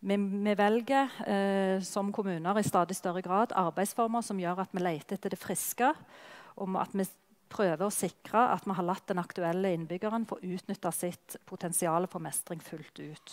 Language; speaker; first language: Norwegian; native; Norwegian